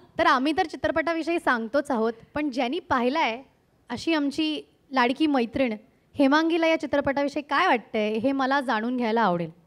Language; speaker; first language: Marathi; native; Marathi